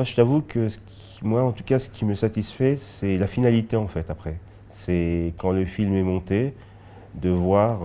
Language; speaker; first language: French; early bilingual, other home language; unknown